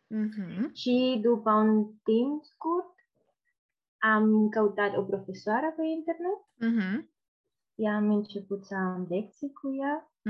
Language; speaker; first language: Romanian; non-native, fluent; Spanish